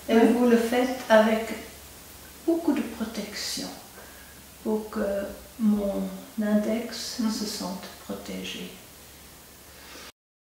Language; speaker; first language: French; non-native, local second language; German